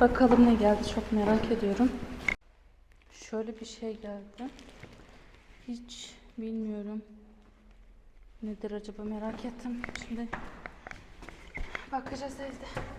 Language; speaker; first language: Turkish; non-native, fluent; Russian